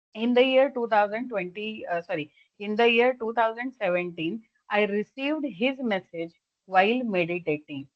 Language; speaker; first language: English; non-native, local second language; Marathi